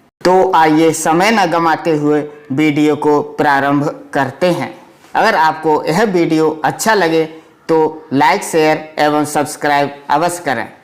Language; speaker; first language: Hindi; native; Hindi